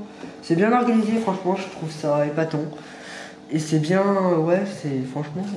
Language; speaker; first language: French; native; French